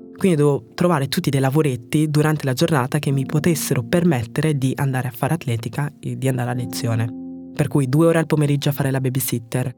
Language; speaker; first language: Italian; early bilingual, other home language; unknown